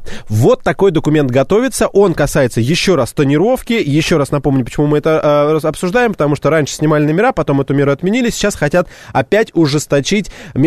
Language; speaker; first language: Russian; native; Russian